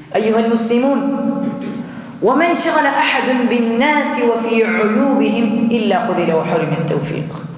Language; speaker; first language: Arabic; non-native, fluent; Urdu